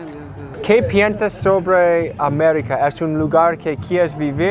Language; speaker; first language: Spanish; non-native, learner; English